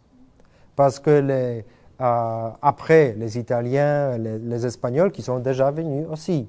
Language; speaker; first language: French; non-native, fluent; Polish